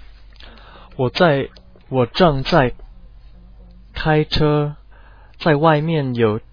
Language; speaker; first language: Chinese; non-native, learner; English